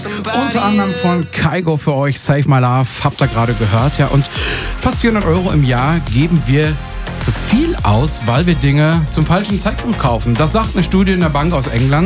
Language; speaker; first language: German; native; German